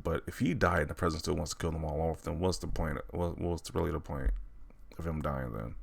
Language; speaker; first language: English; native; English